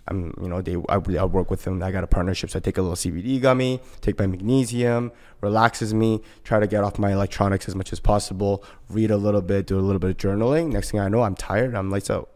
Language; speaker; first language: English; early bilingual, other home language; Korean